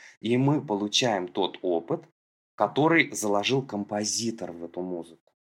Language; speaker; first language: Russian; native; Russian